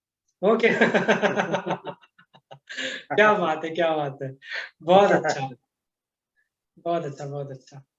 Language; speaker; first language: Hindi; native; Hindi